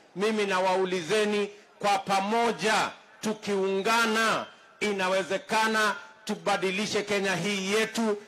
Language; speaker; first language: Swahili; non-native, local second language; Kalenjin